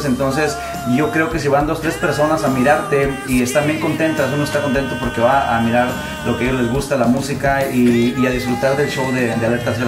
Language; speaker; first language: Spanish; native; Spanish